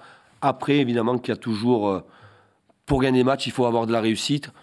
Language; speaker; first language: French; native; French